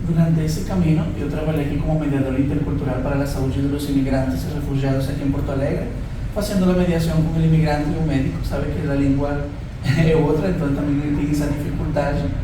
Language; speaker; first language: Portuguese; non-native, fluent; Spanish